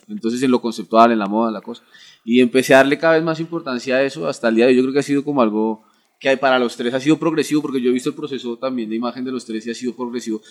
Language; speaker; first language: Spanish; native; Spanish